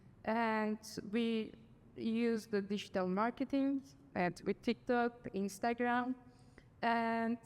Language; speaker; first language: English; non-native, learner; Turkish